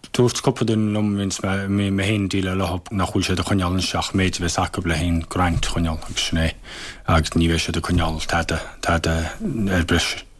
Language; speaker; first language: Irish; native; Irish